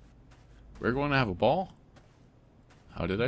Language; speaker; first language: English; native; English